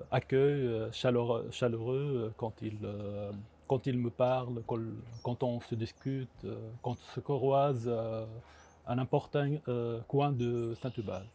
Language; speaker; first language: French; non-native, local second language; Arabic